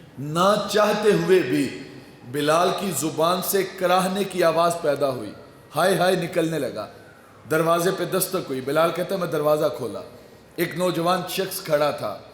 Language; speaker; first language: Urdu; non-native, local second language; Punjabi